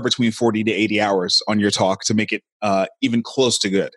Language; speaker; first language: English; native; English